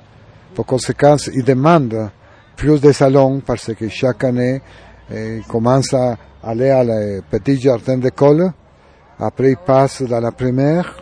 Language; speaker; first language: French; non-native, learner; Spanish